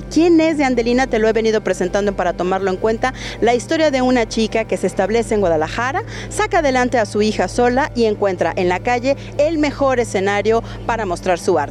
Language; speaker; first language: Spanish; native; Spanish